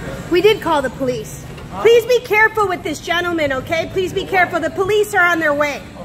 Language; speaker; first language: English; early bilingual, other home language; Spanish